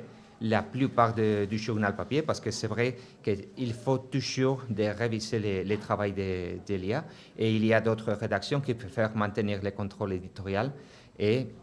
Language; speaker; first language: French; non-native, fluent; Spanish